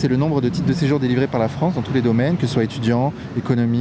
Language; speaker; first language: French; native; French